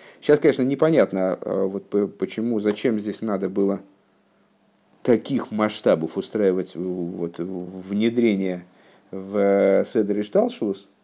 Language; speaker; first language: Russian; native; Russian